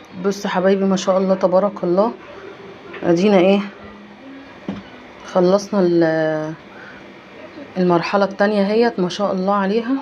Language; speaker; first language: Arabic; native; Arabic